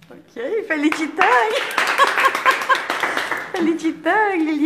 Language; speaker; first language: Romanian; native; Romanian